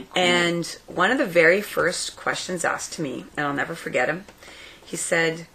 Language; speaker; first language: English; native; English